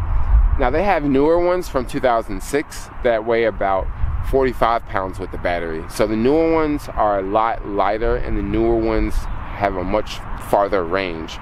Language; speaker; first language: English; native; English